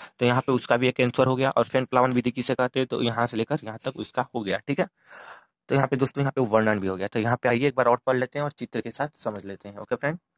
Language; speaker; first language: Hindi; native; Hindi